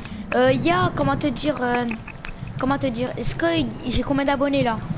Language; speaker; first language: French; native; French